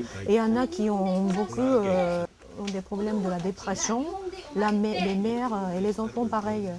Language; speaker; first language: French; non-native, fluent; Japanese